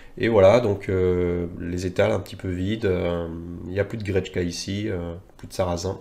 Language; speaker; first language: French; native; French